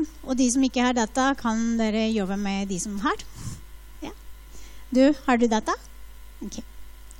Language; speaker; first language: Norwegian; non-native, fluent; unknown